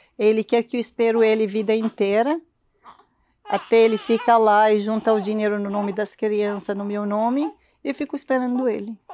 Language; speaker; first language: Portuguese; non-native, learner; Arabic